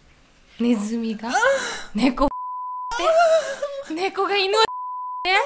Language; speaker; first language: Japanese; early bilingual, other home language; Russian